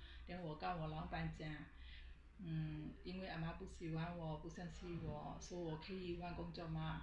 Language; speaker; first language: Chinese; non-native, learner; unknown